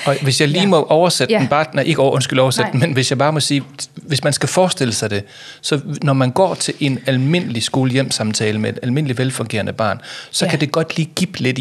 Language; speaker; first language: Danish; native; Danish